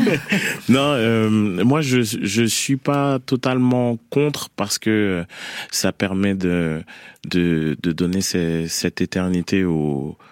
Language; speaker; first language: French; native; French